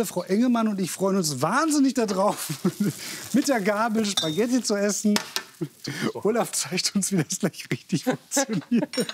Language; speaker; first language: German; native; German